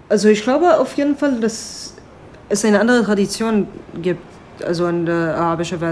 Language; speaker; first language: German; non-native, fluent; Hebrew